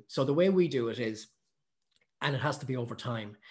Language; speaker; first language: English; native; English